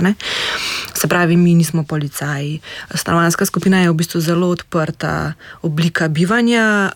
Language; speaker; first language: Slovenian; native; Slovenian